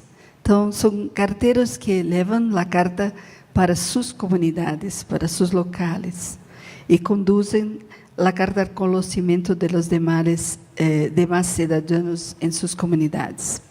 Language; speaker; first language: Spanish; non-native, learner; Portuguese